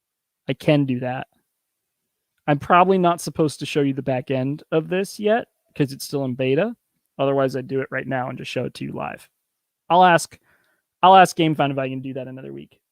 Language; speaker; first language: English; native; English